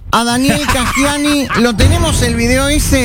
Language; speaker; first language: Spanish; native; Spanish